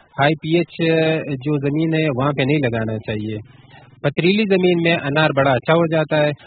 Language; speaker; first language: Urdu; non-native, local second language; Pashto